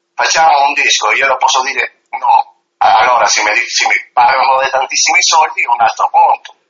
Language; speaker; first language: Italian; early bilingual, other home language; Spanish